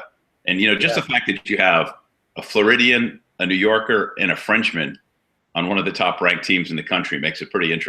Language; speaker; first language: English; native; English